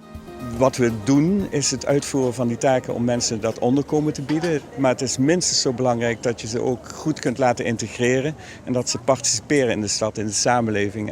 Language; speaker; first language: Dutch; native; Dutch